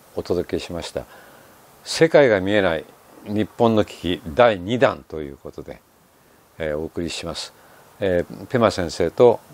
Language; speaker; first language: Japanese; native; Japanese